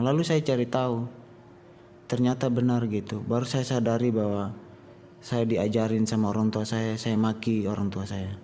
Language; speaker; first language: Indonesian; non-native, local second language; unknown